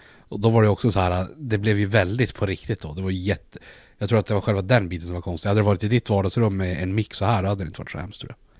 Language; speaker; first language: Swedish; native; Swedish